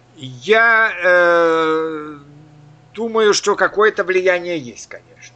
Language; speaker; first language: Russian; native; Russian